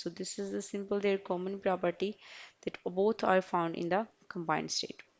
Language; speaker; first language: English; non-native, local second language; Urdu